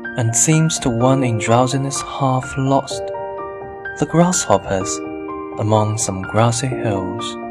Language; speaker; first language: English; non-native, fluent; Chinese